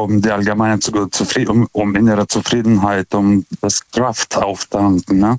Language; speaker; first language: German; native; German